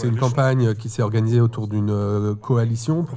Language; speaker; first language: French; native; French